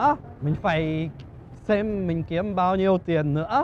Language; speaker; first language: Vietnamese; non-native, fluent; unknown